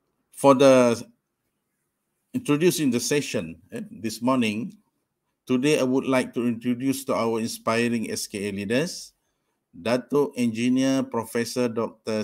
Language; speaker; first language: English; non-native, local second language; Malay